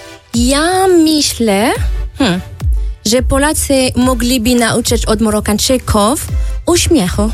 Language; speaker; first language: Polish; non-native, learner; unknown